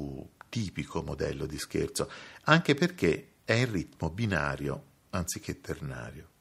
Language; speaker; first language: Italian; native; Italian